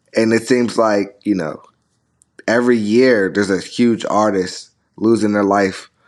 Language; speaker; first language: English; native; English